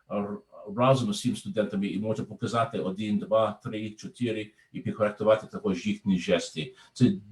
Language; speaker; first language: Ukrainian; non-native, learner; English